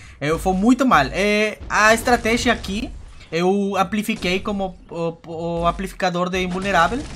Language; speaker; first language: Portuguese; non-native, fluent; Spanish